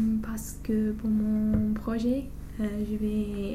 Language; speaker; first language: French; non-native, learner; English